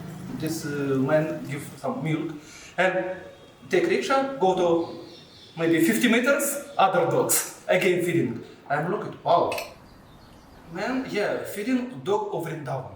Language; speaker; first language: English; non-native, learner; Russian